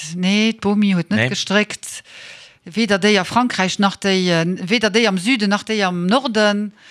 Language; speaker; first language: Luxembourgish; early bilingual, heritage; Luxembourgish